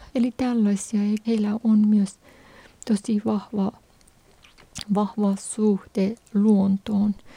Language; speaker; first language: Finnish; non-native, fluent; Persian